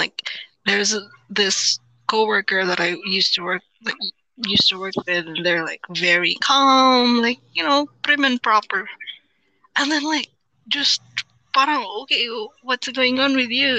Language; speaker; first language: English; non-native, local second language; Cebuano